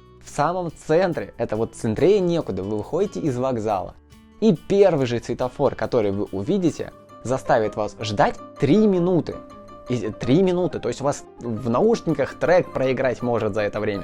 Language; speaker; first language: Russian; native; Russian